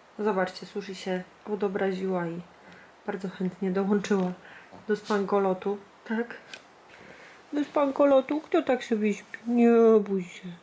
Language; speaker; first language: Polish; native; Polish